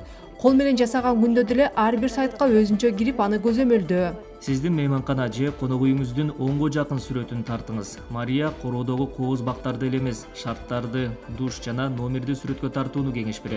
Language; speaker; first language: Kyrgyz; native; Kyrgyz